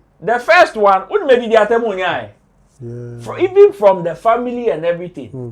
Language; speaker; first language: English; non-native, local second language; Akan